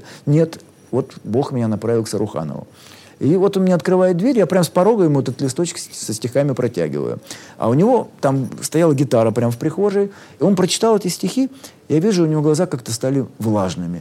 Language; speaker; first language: Russian; native; Russian